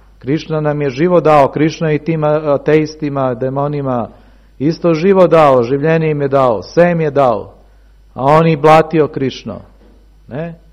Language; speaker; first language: Serbian; early bilingual, heritage; Serbian